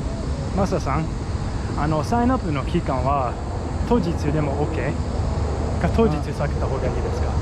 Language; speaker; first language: Japanese; non-native, learner; English